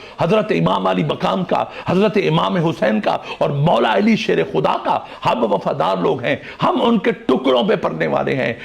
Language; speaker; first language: Urdu; non-native, local second language; Saraiki